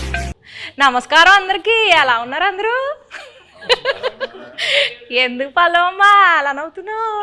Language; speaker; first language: Telugu; native; Telugu